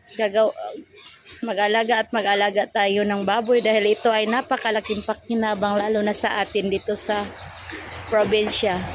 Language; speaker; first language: Filipino; native; Filipino